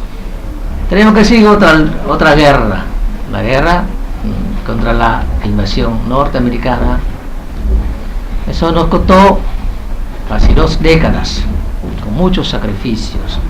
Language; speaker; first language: Spanish; non-native, fluent; Vietnamese